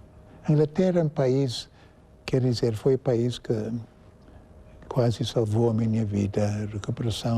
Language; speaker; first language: Portuguese; non-native, fluent; English